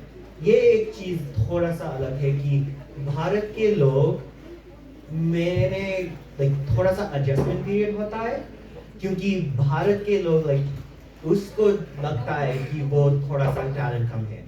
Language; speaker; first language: Hindi; early bilingual, heritage; English